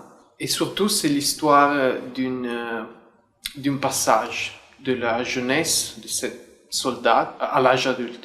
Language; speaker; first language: French; non-native, fluent; Italian